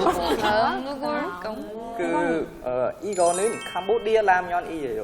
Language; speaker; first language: Korean; non-native, learner; Khmer